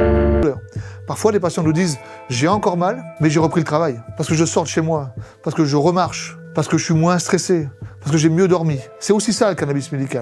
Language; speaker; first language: French; native; French